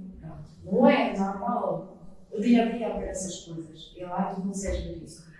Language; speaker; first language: Portuguese; non-native, fluent; Russian